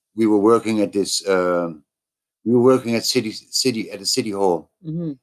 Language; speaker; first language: English; non-native, fluent; Dutch